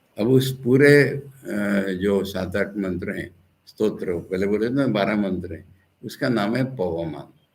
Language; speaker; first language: Hindi; non-native, local second language; Bangla